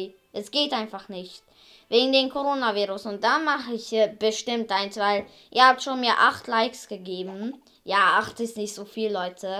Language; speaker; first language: German; early bilingual, other home language; Hungarian